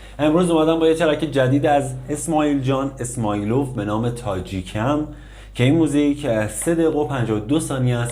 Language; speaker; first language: Persian; native; Persian